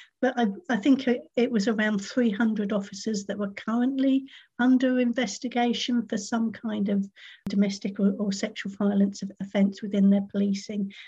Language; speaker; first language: English; native; English